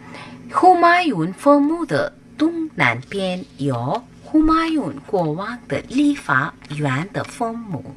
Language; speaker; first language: Chinese; non-native, fluent; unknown